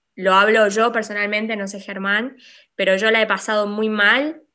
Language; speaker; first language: Spanish; native; Spanish